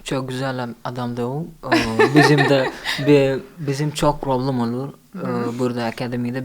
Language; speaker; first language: Azerbaijani; non-native, learner; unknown